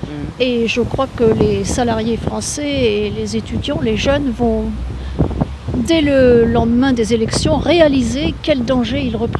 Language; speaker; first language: French; native; French